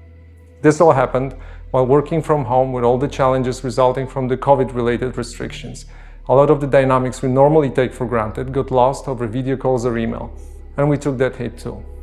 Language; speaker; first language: English; non-native, fluent; Polish